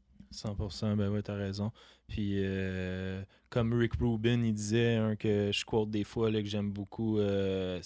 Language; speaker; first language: French; native; French